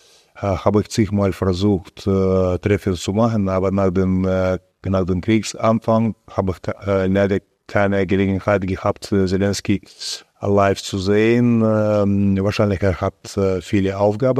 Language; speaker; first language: German; non-native, fluent; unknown